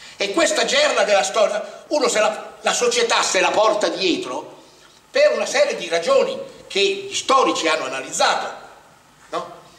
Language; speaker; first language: Italian; native; Italian